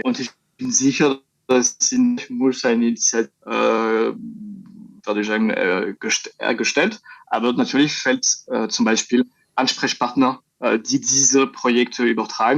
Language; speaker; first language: German; non-native, fluent; French